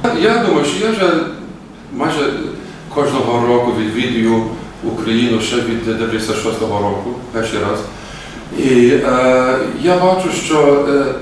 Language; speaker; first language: Ukrainian; early bilingual, heritage; Ukrainian